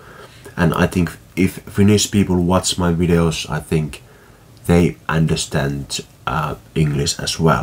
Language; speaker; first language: English; non-native, fluent; Finnish